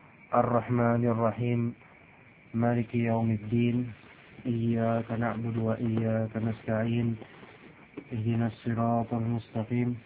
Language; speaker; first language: Arabic; non-native, fluent; Indonesian